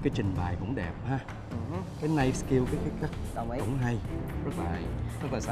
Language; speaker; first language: Vietnamese; early bilingual, heritage; Vietnamese